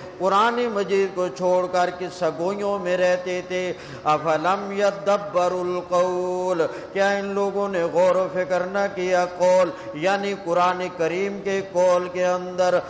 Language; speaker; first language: Urdu; non-native, local second language; Punjabi